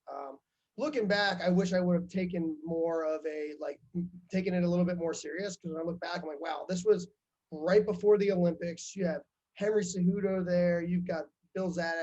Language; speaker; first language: English; native; English